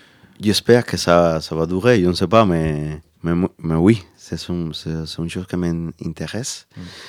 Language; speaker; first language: French; non-native, learner; Spanish